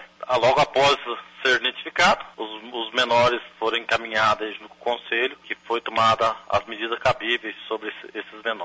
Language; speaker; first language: Portuguese; native; Portuguese